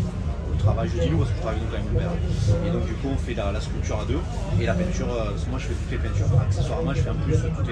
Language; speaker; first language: French; native; French